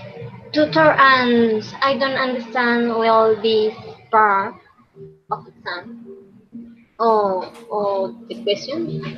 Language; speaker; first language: English; non-native, learner; Spanish